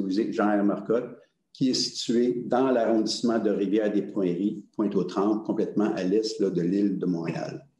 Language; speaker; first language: French; native; French